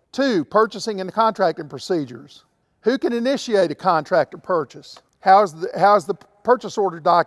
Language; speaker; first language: English; native; English